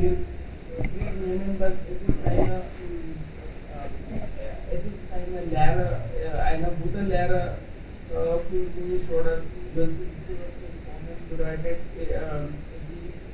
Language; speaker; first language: German; non-native, learner; Hindi